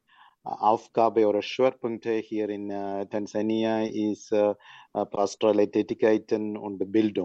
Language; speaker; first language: German; non-native, learner; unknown